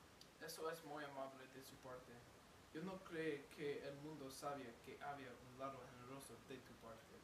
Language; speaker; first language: Spanish; non-native, learner; English